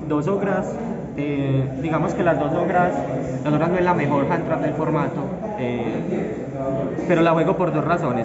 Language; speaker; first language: Spanish; native; Spanish